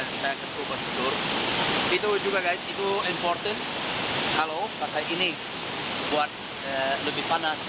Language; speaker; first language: Indonesian; non-native, learner; English